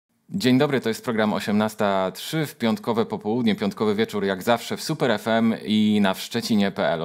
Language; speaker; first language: Polish; native; Polish